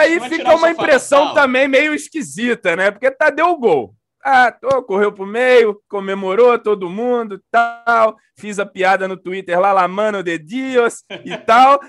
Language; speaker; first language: Portuguese; native; Portuguese